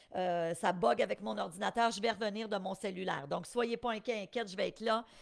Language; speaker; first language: French; native; French